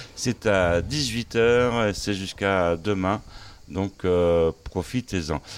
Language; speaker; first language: French; native; French